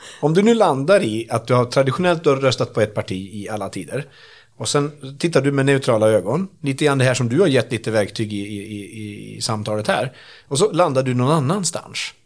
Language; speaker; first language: Swedish; native; Swedish